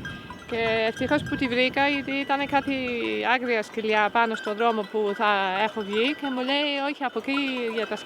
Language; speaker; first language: Greek; non-native, fluent; English